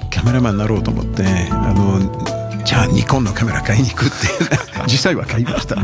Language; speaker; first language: Japanese; non-native, fluent; French